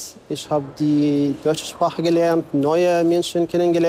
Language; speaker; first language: German; non-native, learner; Arabic